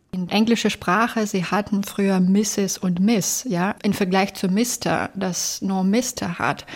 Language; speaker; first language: German; non-native, fluent; Belarusian